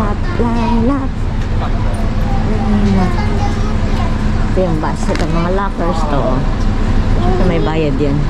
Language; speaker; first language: Filipino; native; Filipino